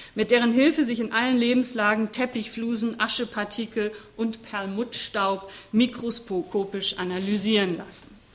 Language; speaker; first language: German; native; German